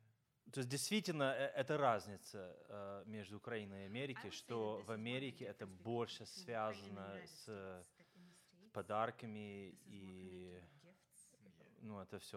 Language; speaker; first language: Russian; non-native, fluent; English